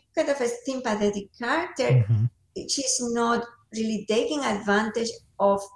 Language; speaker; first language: English; non-native, fluent; Spanish